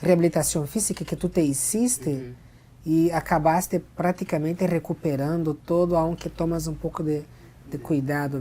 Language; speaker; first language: Spanish; non-native, fluent; Portuguese